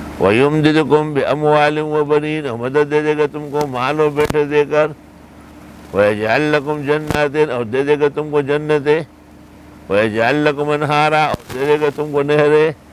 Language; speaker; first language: Urdu; non-native, local second language; Pashto